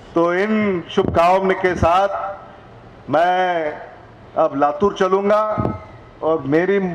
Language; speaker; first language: Hindi; non-native, local second language; Marathi